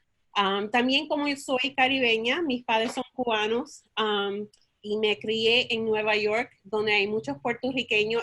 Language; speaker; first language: Spanish; early bilingual, heritage; Spanish